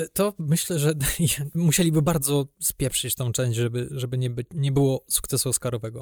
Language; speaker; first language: Polish; native; Polish